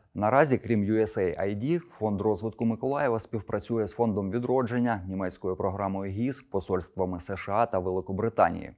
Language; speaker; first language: Ukrainian; native; Ukrainian